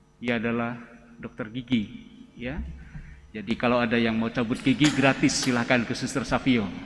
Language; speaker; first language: Indonesian; native; Indonesian